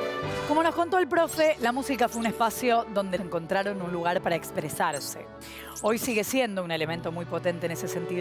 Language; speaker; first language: Spanish; native; Spanish